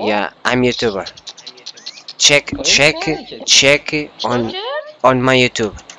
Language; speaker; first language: English; non-native, learner; Portuguese